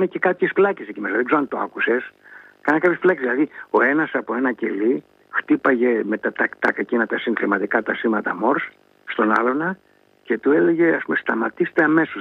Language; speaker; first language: Greek; native; Greek